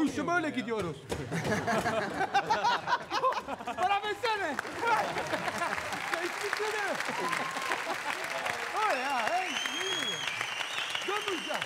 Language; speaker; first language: Turkish; non-native, learner; Italian